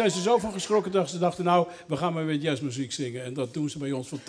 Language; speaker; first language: Dutch; native; Dutch